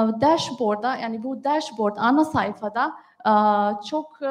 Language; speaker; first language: Turkish; non-native, fluent; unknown